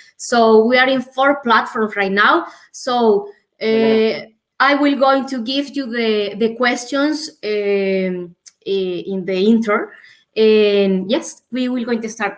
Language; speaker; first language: English; non-native, learner; Spanish